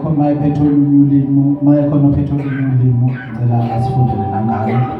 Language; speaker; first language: Zulu; native; Zulu